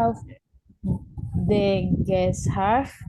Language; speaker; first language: German; non-native, learner; Indonesian